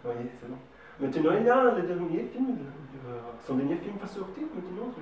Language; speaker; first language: French; non-native, learner; Portuguese